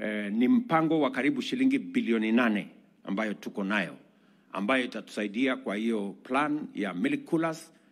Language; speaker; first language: Swahili; non-native, local second language; Kalenjin